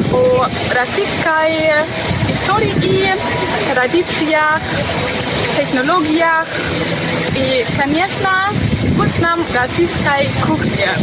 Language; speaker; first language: Russian; non-native, learner; German